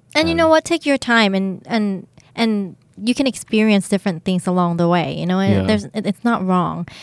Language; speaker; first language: English; native; English